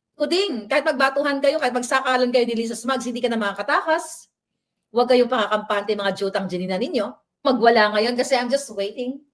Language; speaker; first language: Filipino; native; Filipino